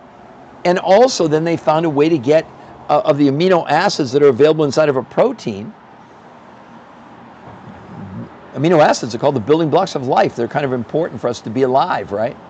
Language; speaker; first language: English; native; English